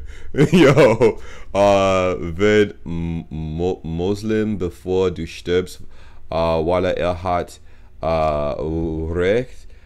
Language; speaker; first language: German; non-native, learner; English